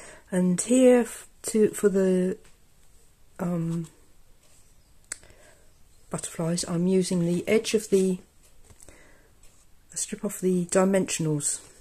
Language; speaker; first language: English; native; English